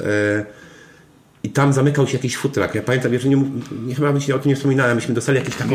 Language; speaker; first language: Polish; native; Polish